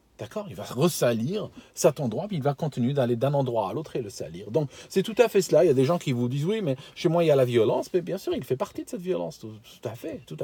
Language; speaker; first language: French; non-native, local second language; Arabic